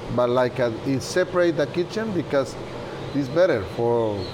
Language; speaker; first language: English; non-native, learner; Spanish